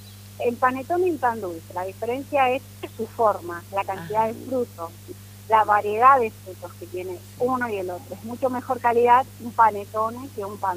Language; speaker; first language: Spanish; native; Spanish